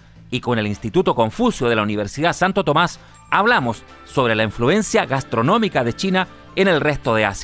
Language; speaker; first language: Spanish; native; Spanish